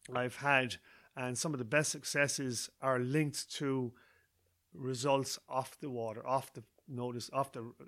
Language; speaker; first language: English; native; English